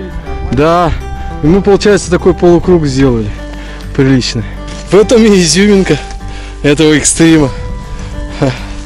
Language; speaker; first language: Russian; native; Russian